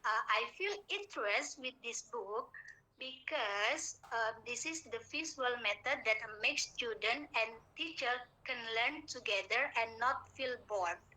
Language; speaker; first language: English; non-native, learner; Indonesian